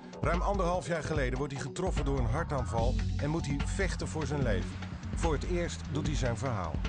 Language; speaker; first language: Dutch; native; Dutch